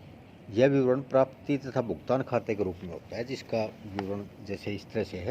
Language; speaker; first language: Hindi; native; Hindi